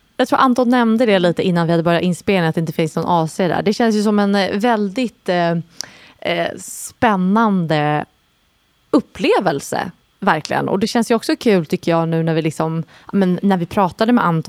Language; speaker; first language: Swedish; native; Swedish